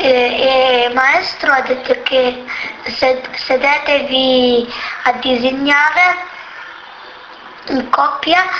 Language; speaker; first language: Italian; non-native, local second language; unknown